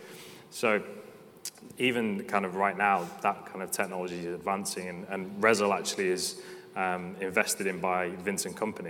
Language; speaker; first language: English; native; English